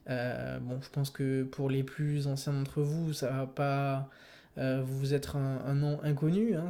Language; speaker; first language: French; native; French